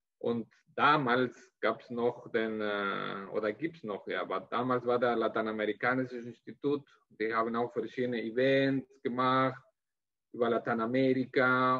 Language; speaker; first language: German; non-native, fluent; Spanish